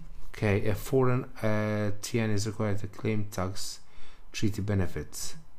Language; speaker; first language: English; non-native, learner; Albanian